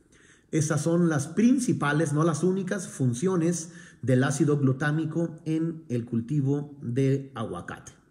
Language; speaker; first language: Spanish; native; Spanish